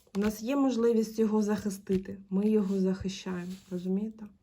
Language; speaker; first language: Ukrainian; native; Ukrainian